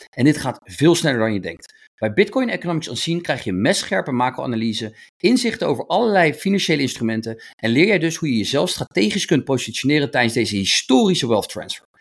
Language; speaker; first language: Dutch; native; Dutch